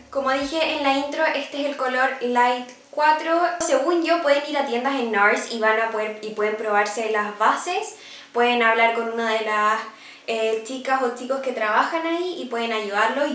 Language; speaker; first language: Spanish; native; Spanish